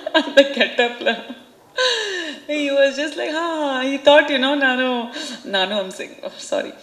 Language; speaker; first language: Tamil; non-native, local second language; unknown